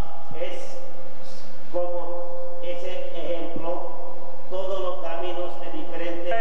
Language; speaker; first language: Spanish; non-native, learner; Gujarati